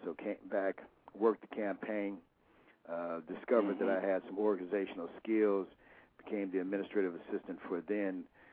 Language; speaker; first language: English; native; English